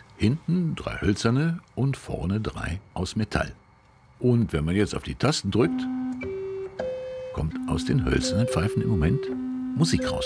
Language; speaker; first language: German; native; German